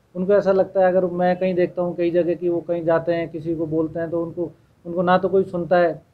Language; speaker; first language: Hindi; native; Hindi